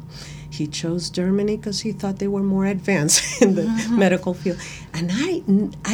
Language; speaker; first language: English; non-native, fluent; Spanish